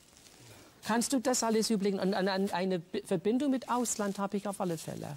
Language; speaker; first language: German; non-native, fluent; English